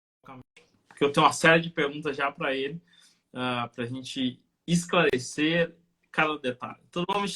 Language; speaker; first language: Portuguese; native; Portuguese